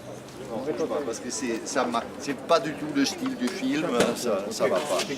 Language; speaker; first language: French; non-native, fluent; German